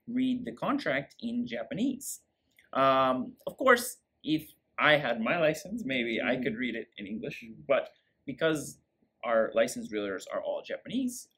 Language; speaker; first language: English; native; English